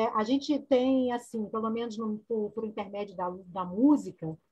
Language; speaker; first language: Portuguese; native; Portuguese